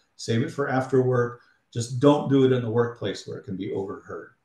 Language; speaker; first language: English; native; English